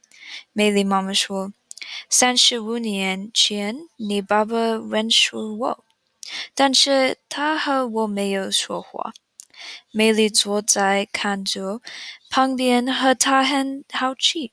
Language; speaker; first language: Chinese; non-native, learner; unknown